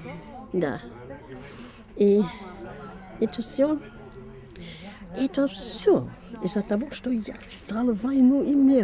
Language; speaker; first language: Russian; non-native, fluent; English